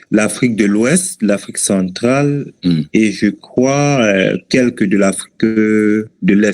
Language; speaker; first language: French; native; French